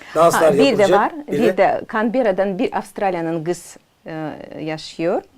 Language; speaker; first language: Turkish; non-native, learner; Azerbaijani